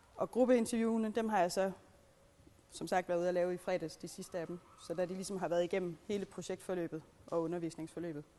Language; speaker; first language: Danish; native; Danish